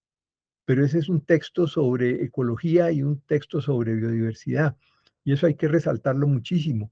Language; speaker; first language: Spanish; native; Spanish